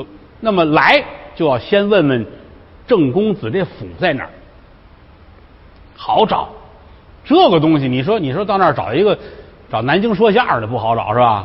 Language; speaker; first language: Chinese; native; Chinese